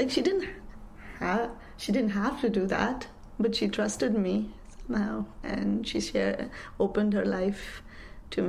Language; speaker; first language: English; non-native, local second language; Nepali